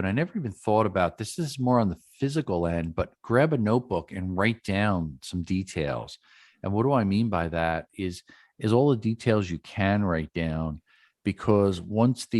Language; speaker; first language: English; native; English